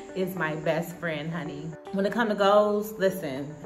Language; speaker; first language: English; native; English